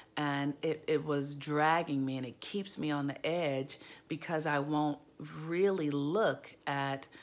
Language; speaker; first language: English; native; English